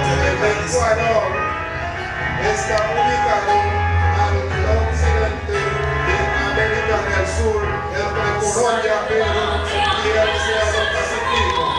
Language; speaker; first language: Spanish; non-native, learner; Haitian Creole